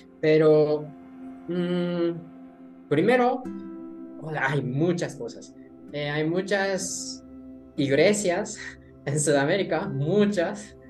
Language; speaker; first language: Spanish; non-native, learner; Japanese